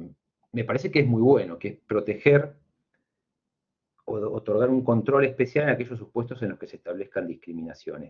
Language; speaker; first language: Spanish; native; Spanish